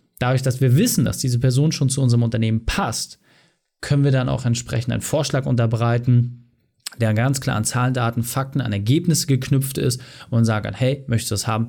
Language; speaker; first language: German; native; German